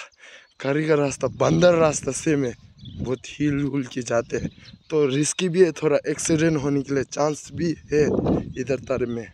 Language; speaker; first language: Hindi; non-native, local second language; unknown